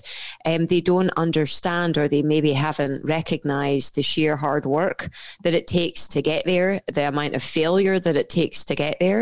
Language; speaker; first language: English; native; English